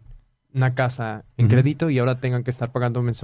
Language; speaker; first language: Spanish; native; Spanish